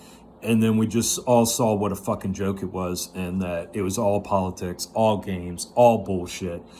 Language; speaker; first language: English; native; English